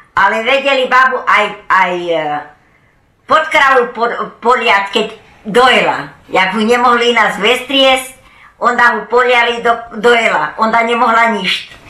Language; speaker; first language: Slovak; early bilingual, heritage; Slovak